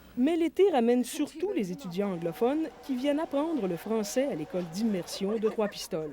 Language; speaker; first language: French; native; French